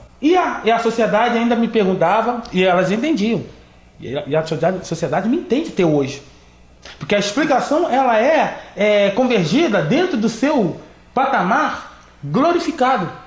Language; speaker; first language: Portuguese; native; Portuguese